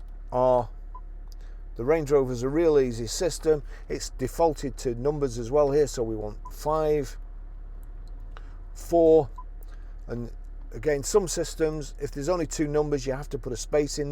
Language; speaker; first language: English; native; English